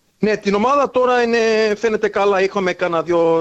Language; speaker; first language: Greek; early bilingual, heritage; English